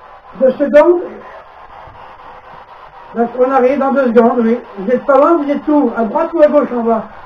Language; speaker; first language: French; native; French